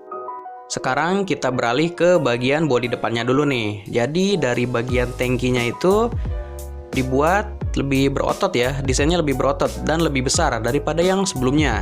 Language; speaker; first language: Indonesian; native; Indonesian